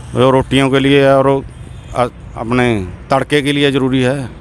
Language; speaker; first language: Hindi; native; Hindi